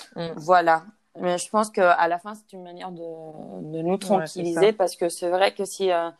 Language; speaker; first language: French; non-native, fluent; Spanish